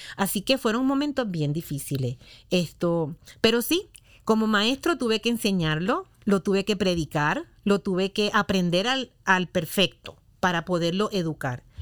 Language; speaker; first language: Spanish; native; Spanish